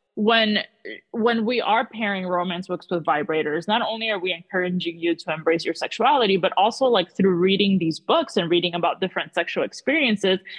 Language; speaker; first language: English; early bilingual, other home language; Spanish